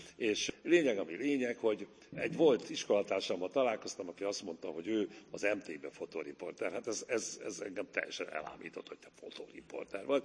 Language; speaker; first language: Hungarian; native; Hungarian